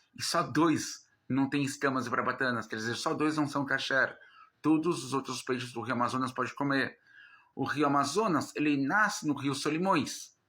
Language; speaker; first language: Portuguese; native; Portuguese